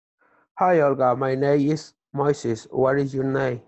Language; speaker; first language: English; non-native, learner; Spanish